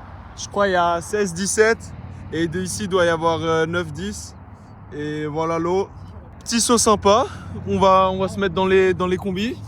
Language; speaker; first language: French; native; French